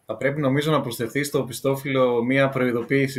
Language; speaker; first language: Greek; native; Greek